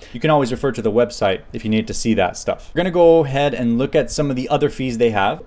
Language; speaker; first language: English; native; English